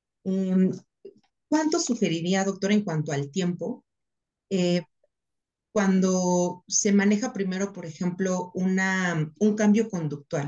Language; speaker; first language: Spanish; native; Spanish